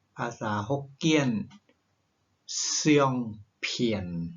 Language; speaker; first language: Thai; native; Thai